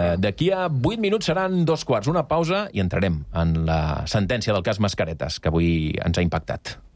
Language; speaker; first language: Catalan; native; Catalan